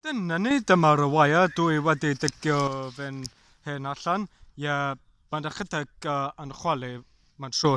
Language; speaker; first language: Welsh; non-native, learner; English